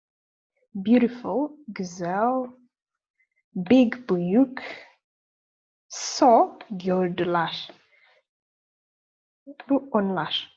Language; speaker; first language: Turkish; non-native, fluent; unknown